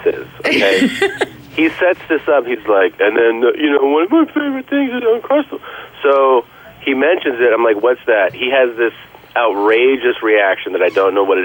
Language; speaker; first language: English; early bilingual, other home language; Spanish